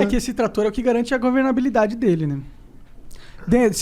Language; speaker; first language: Portuguese; native; Portuguese